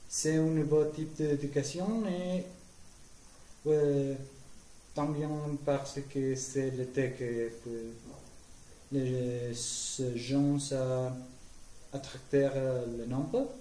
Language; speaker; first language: French; non-native, learner; Spanish